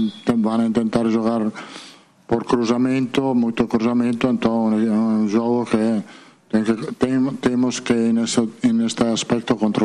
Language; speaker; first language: Portuguese; non-native, fluent; Italian